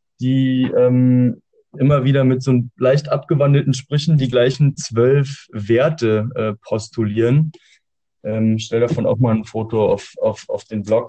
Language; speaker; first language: German; native; German